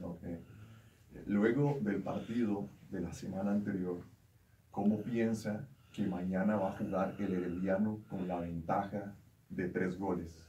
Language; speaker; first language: Spanish; native; Spanish